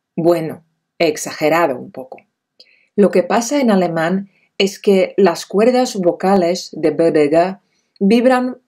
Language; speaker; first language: Spanish; non-native, fluent; Czech